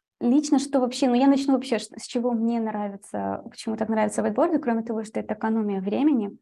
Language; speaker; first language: Russian; early bilingual, heritage; Russian